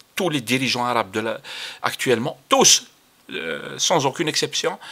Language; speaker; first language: French; non-native, local second language; Arabic